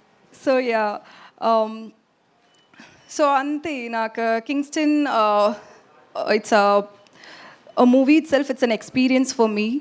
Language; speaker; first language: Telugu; non-native, learner; Tamil